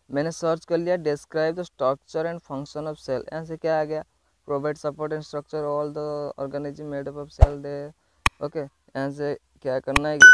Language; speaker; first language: Hindi; native; Hindi